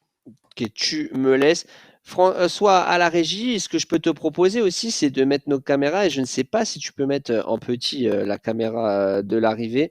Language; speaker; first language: French; native; French